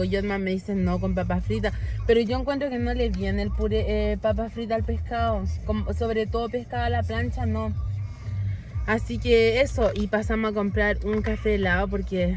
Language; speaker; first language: Spanish; native; Spanish